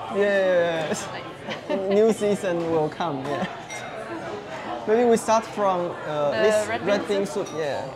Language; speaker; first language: English; non-native, learner; Chinese